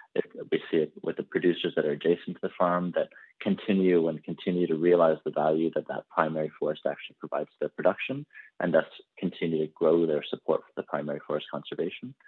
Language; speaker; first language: English; native; English